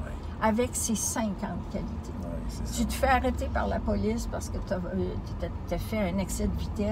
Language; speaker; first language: French; native; French